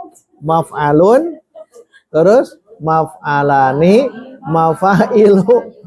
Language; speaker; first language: Arabic; non-native, local second language; Indonesian